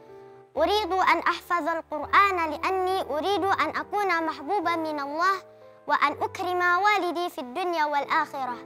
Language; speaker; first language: Arabic; non-native, learner; Indonesian